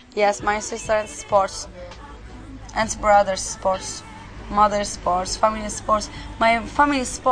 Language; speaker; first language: English; non-native, learner; Turkish